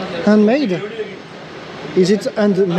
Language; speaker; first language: English; non-native, fluent; French